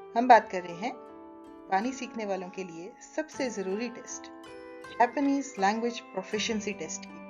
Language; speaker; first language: Urdu; native; Urdu